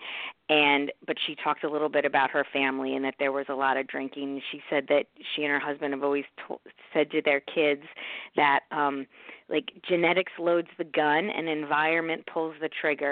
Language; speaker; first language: English; native; English